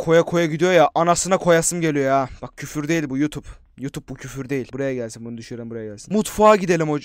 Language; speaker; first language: Turkish; native; Turkish